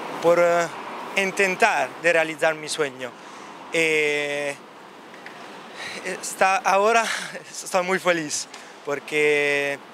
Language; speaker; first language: Spanish; non-native, learner; Italian